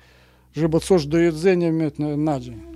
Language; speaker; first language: Polish; non-native, fluent; Russian